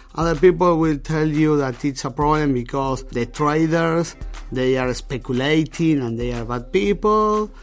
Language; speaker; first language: English; non-native, fluent; Spanish